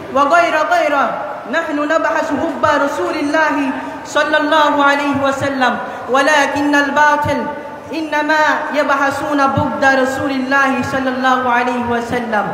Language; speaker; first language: Arabic; non-native, learner; Bangla